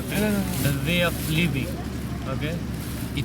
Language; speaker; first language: English; non-native, local second language; Hindi